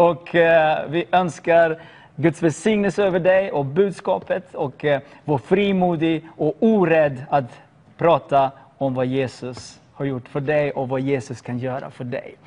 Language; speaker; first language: Swedish; non-native, fluent; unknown